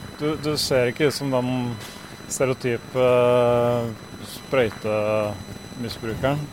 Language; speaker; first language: Norwegian; native; Norwegian